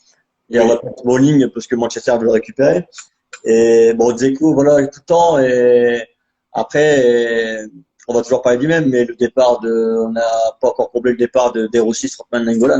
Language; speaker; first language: French; native; French